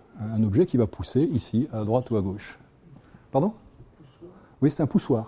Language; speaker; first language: French; native; French